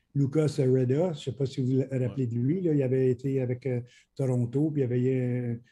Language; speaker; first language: French; native; French